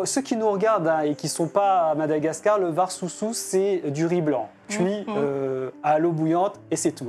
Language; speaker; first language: French; native; French